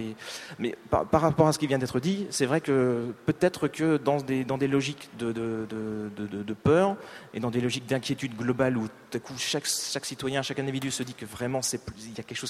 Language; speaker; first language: French; native; French